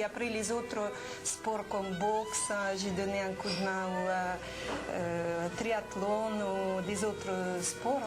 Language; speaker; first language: French; non-native, fluent; Ukrainian